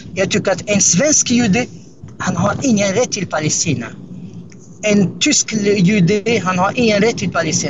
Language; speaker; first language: Swedish; non-native, fluent; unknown